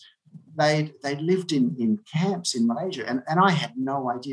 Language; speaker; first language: English; native; English